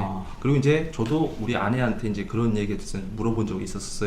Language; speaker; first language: Korean; native; Korean